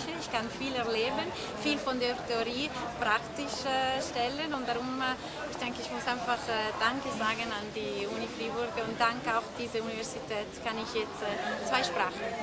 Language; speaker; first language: German; non-native, local second language; French